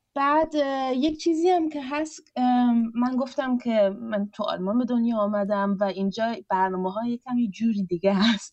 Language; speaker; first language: Persian; early bilingual, heritage; Persian